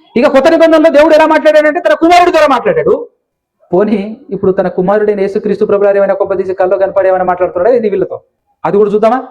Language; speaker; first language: Telugu; non-native, local second language; Lambadi